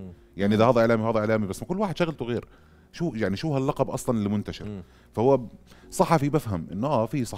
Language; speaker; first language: Arabic; native; Arabic